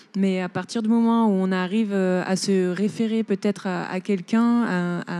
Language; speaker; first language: French; native; French